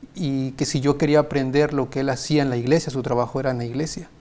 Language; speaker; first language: Spanish; native; Spanish